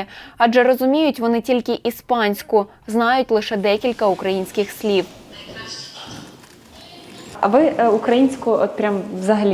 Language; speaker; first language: Ukrainian; native; Ukrainian